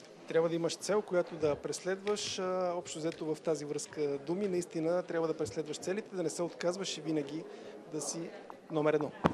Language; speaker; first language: Bulgarian; native; Bulgarian